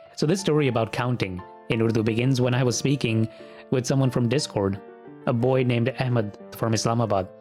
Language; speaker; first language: English; early bilingual, other home language; Punjabi